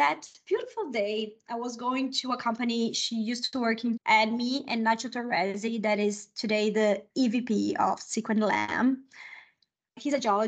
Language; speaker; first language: English; non-native, fluent; Portuguese